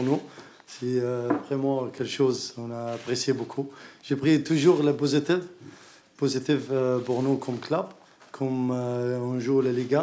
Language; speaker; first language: French; non-native, learner; Arabic